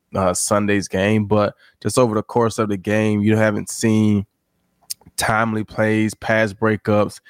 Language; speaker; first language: English; native; English